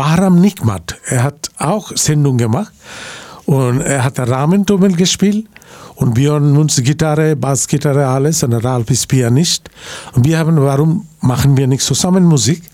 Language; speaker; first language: German; non-native, fluent; Bangla